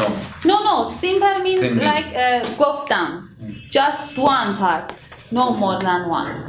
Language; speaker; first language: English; non-native, learner; Persian